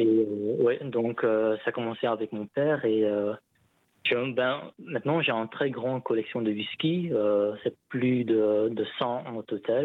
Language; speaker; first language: French; non-native, local second language; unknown